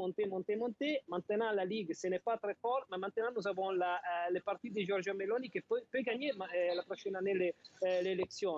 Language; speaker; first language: French; non-native, fluent; Italian